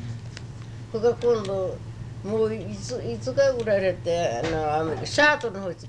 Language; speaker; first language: Japanese; native; Japanese